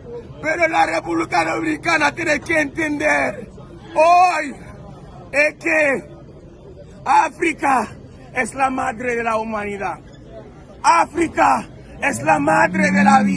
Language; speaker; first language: Spanish; non-native, learner; Haitian Creole